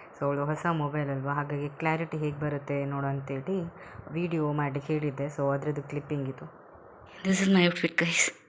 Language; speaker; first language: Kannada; native; Kannada